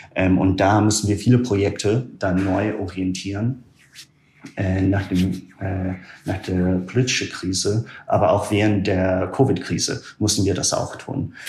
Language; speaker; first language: German; non-native, fluent; English